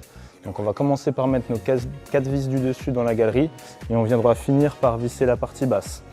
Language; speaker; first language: French; native; French